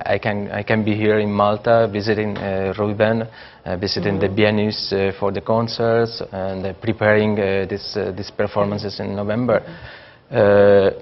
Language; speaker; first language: English; non-native, learner; Spanish